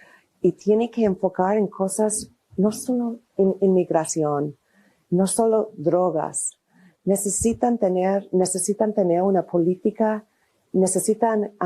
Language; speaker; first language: Spanish; non-native, fluent; English